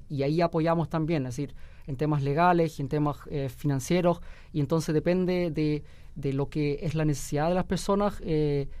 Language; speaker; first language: Spanish; early bilingual, heritage; Spanish